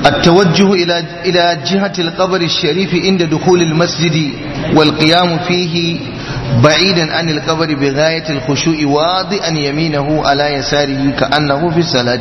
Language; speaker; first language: Arabic; non-native, fluent; Hausa